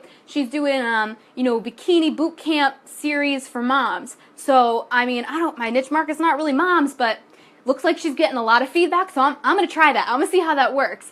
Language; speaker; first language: English; native; English